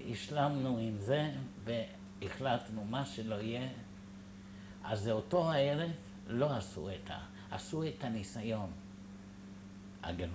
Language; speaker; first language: Hebrew; non-native, fluent; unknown